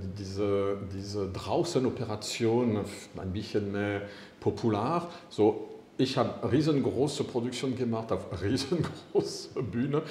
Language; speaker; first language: German; non-native, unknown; French